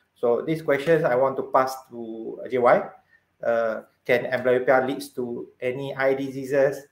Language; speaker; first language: English; non-native, local second language; Malay